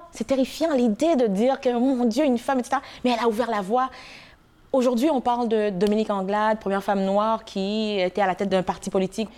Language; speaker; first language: French; non-native, local second language; Haitian Creole